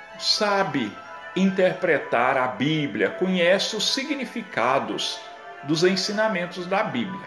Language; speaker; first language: Portuguese; native; Portuguese